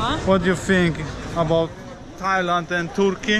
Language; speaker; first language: English; non-native, learner; Polish